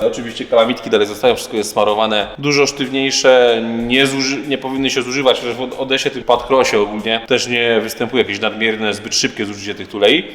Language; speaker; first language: Polish; native; Polish